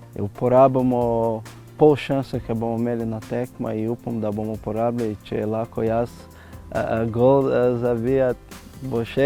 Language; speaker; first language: Slovenian; non-native, fluent; Portuguese